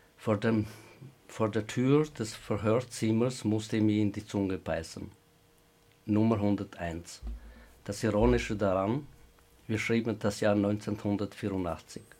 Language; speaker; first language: German; non-native, fluent; Albanian